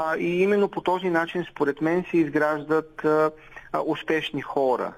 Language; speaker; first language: Bulgarian; native; Bulgarian